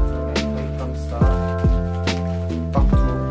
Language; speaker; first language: French; non-native, learner; Korean